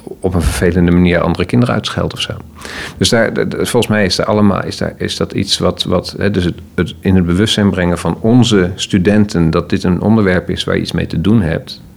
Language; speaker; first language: Dutch; native; Dutch